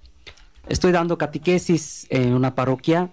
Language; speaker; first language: Spanish; non-native, learner; Bangla